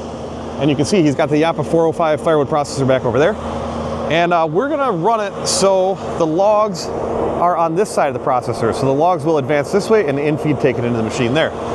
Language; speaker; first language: English; native; English